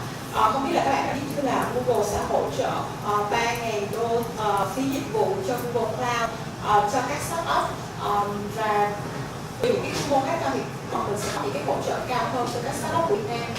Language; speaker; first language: Vietnamese; native; Vietnamese